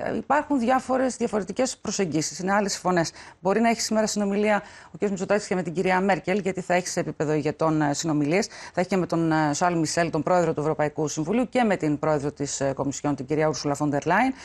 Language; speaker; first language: Greek; native; Greek